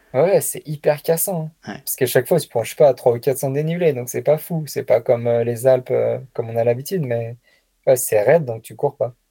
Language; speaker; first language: French; native; French